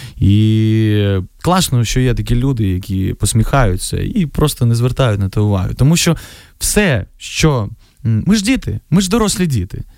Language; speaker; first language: Ukrainian; non-native, local second language; Russian